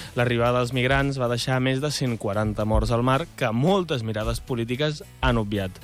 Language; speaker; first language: Catalan; native; Catalan